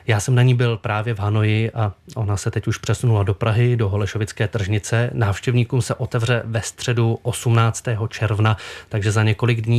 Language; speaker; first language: Czech; native; Czech